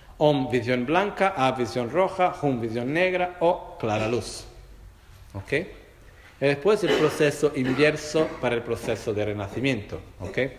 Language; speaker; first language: Spanish; non-native, fluent; Portuguese